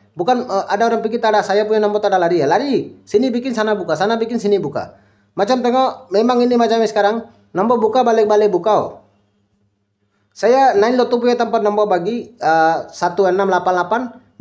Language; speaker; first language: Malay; non-native, local second language; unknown